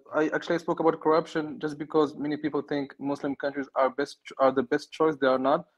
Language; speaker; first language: English; non-native, fluent; Arabic